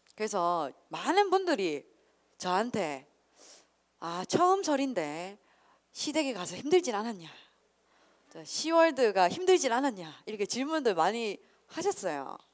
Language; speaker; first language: Korean; native; Korean